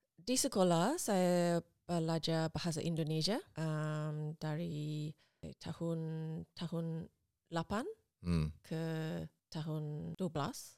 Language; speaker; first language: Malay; non-native, learner; English